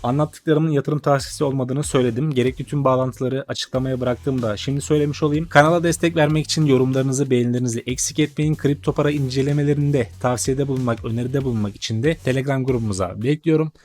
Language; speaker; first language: Turkish; native; Turkish